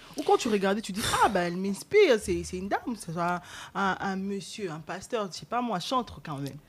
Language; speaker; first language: French; non-native, local second language; Lingala